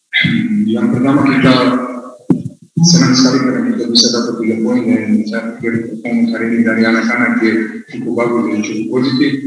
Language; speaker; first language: Indonesian; non-native, fluent; Serbian